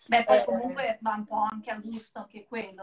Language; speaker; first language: Italian; native; Italian